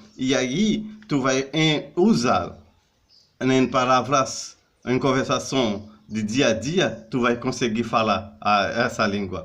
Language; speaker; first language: Portuguese; non-native, learner; Haitian Creole